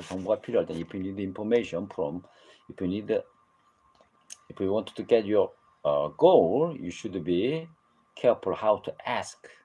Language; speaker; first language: English; non-native, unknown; Korean